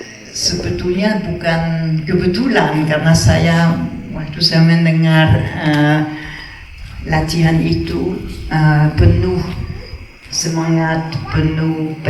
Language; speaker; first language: Indonesian; non-native, fluent; French